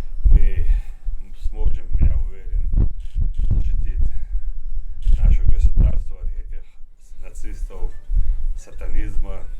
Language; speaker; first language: Russian; non-native, local second language; Chechen